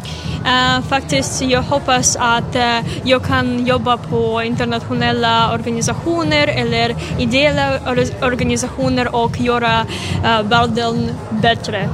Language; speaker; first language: Swedish; non-native, learner; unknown